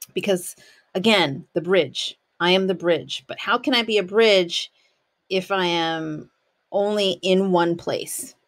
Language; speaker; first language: English; native; English